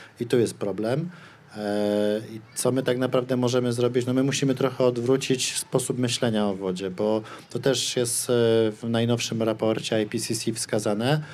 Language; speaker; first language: Polish; native; Polish